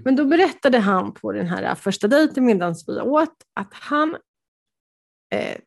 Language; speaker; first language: Swedish; early bilingual, other home language; Polish